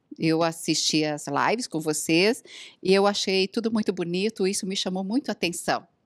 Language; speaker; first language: Portuguese; native; Portuguese